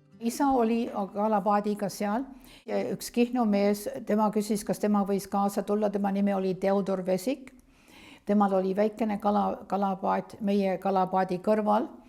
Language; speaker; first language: Estonian; early bilingual, heritage; Estonian